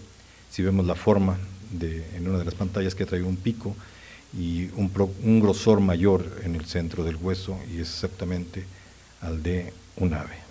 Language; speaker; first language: Spanish; native; Spanish